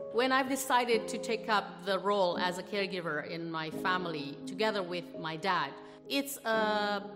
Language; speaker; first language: English; non-native, fluent; Indonesian